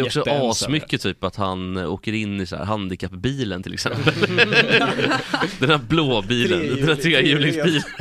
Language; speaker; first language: Swedish; native; Swedish